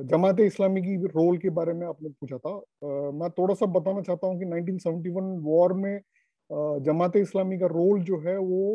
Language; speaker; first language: Hindi; non-native, local second language; Tamil